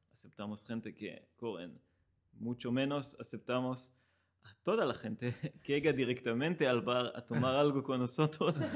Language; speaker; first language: Spanish; non-native, learner; Hebrew